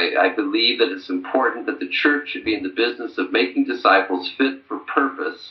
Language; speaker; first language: English; native; English